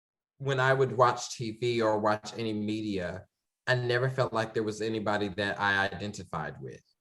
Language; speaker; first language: English; native; English